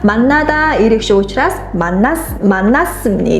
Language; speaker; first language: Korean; non-native, fluent; Mongolian